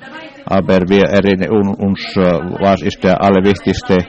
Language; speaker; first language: German; non-native, learner; English